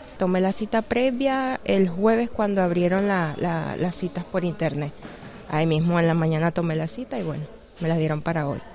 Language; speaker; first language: Spanish; native; Spanish